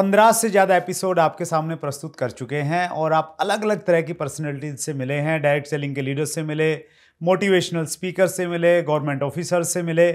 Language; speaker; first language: Hindi; native; Hindi